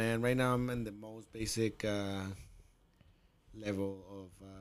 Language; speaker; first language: English; non-native, fluent; Spanish